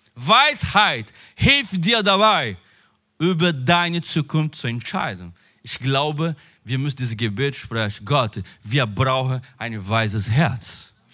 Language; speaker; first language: German; non-native, learner; Portuguese